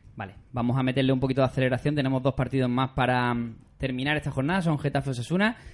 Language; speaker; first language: Spanish; native; Spanish